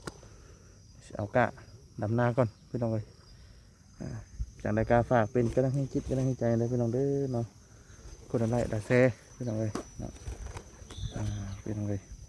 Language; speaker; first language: Thai; non-native, local second language; Lao